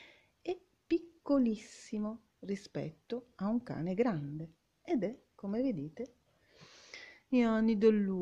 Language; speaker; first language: Italian; non-native, fluent; Arabic